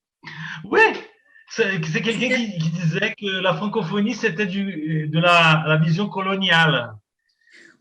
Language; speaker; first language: French; non-native, fluent; Portuguese